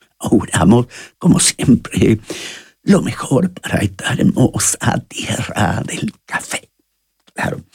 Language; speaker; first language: Spanish; native; Spanish